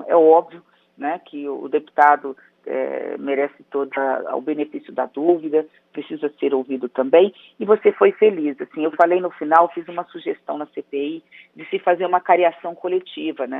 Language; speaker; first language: Portuguese; native; Portuguese